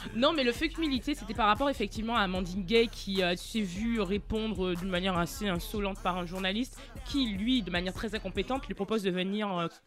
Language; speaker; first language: French; native; French